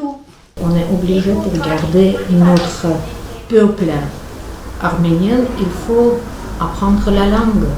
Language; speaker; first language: French; non-native, learner; Armenian